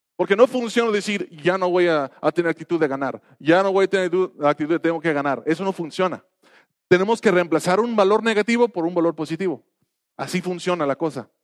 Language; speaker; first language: Spanish; non-native, fluent; English